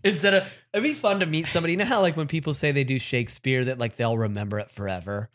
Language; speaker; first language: English; native; English